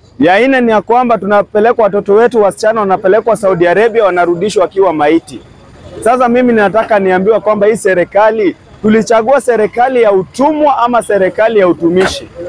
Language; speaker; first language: Swahili; non-native, local second language; Luo (Kenya and Tanzania)